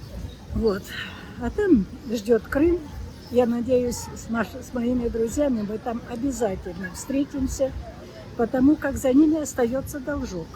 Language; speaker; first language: Russian; native; Russian